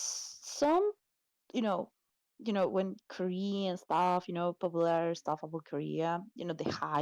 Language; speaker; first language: English; non-native, learner; Spanish